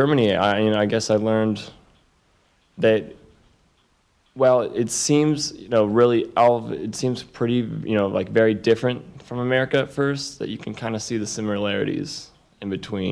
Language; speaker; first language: English; native; English